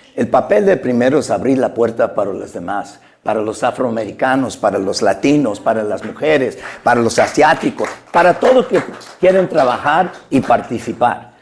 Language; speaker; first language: Spanish; non-native, fluent; English